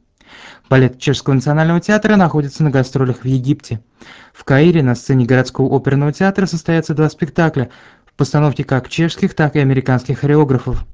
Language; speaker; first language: Russian; native; Russian